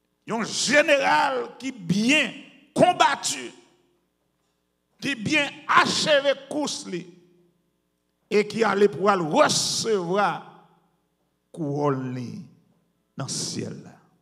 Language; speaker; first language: French; native; French